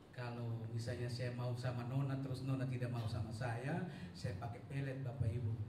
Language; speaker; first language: Indonesian; non-native, local second language; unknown